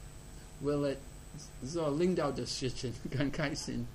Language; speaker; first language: Chinese; non-native, fluent; English